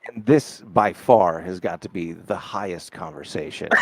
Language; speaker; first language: English; native; English